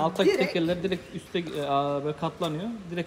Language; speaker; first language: Turkish; native; Turkish